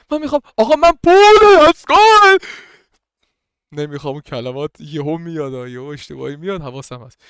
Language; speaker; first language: Persian; native; Persian